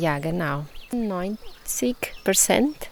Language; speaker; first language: German; non-native, learner; Portuguese